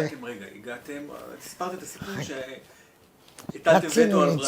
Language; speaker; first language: Hebrew; native; Hebrew